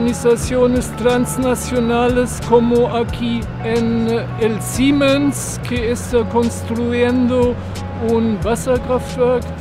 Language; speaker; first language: Spanish; non-native, learner; German